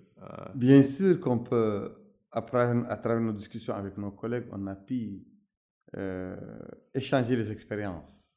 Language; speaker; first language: French; non-native, local second language; Arabic